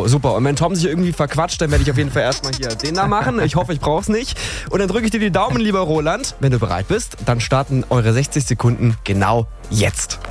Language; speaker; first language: German; native; German